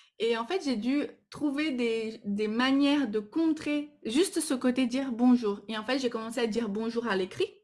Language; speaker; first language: French; non-native, fluent; Portuguese